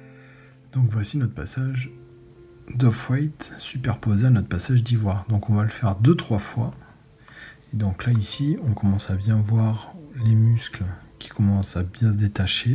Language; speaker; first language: French; native; French